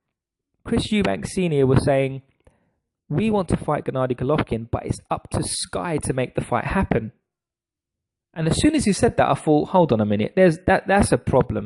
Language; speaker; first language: English; native; English